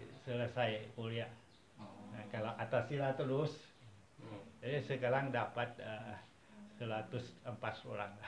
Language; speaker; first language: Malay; non-native, fluent; Thai